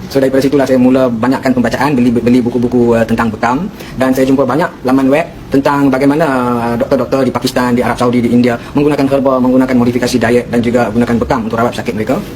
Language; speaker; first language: Malay; native; Malay